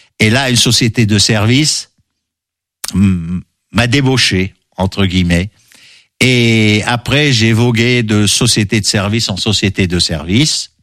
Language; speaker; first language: French; non-native, local second language; Arabic